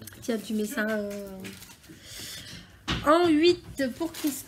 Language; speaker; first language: French; native; French